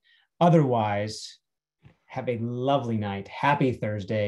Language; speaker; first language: English; native; English